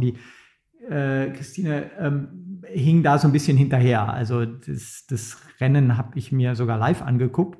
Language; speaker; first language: German; native; German